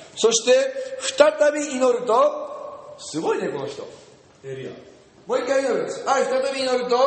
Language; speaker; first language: Japanese; non-native, fluent; English